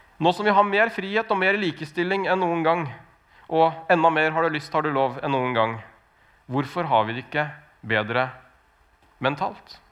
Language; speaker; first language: Norwegian; native; Norwegian